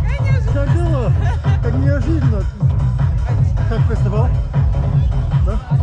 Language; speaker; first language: Russian; non-native, learner; English